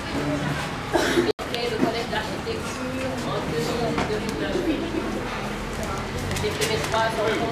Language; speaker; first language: French; non-native, local second language; Wolof